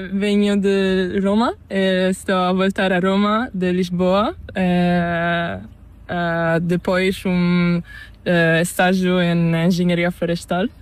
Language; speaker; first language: Spanish; non-native, learner; Italian